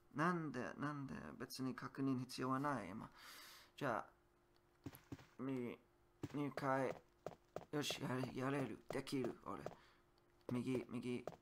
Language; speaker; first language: Japanese; non-native, learner; English